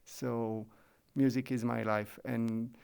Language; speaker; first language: English; non-native, fluent; French